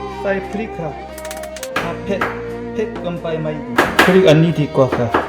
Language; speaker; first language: Thai; non-native, learner; Korean